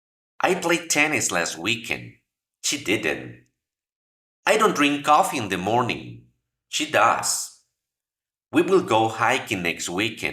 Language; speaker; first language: English; non-native, fluent; Spanish